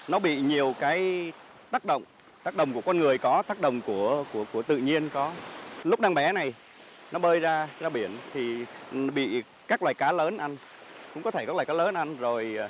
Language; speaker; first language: Vietnamese; native; Vietnamese